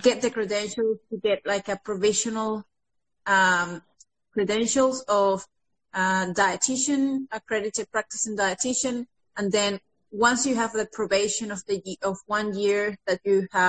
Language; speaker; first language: English; non-native, fluent; Spanish